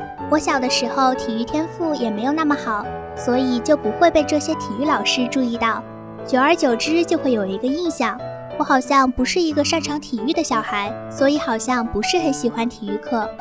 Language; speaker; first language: Chinese; native; Chinese